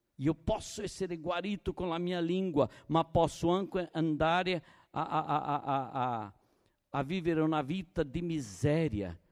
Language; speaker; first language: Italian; non-native, fluent; Portuguese